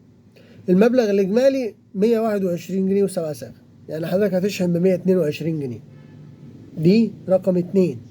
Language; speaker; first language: Arabic; native; Arabic